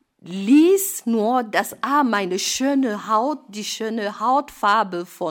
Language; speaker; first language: German; non-native, fluent; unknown